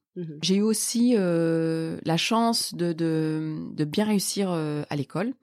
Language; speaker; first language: French; native; French